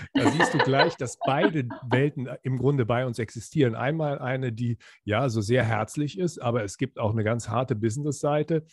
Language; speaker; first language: German; native; German